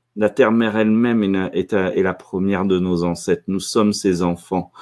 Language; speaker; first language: French; native; French